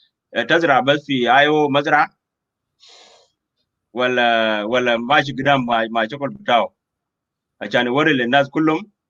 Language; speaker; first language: Arabic; non-native, local second language; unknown